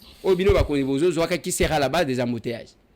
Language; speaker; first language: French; non-native, local second language; Lingala